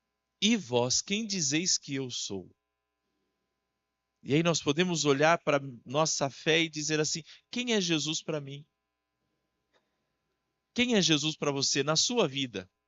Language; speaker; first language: Portuguese; native; Portuguese